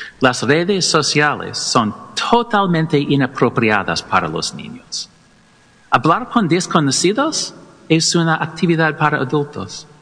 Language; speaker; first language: Spanish; non-native, learner; English